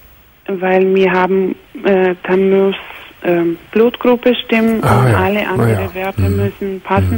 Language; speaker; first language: German; non-native, fluent; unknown